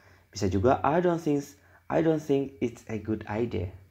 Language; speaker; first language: English; non-native, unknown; Indonesian